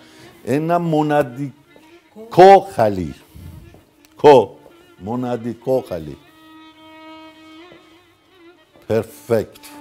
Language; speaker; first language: Greek; non-native, fluent; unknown